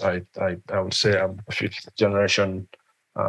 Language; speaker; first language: English; non-native, local second language; Nyanja